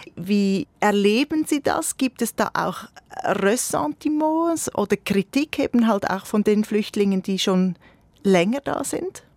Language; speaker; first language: German; native; German